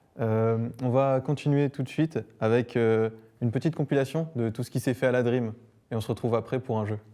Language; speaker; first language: French; native; French